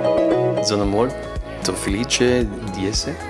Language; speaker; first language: Italian; non-native, learner; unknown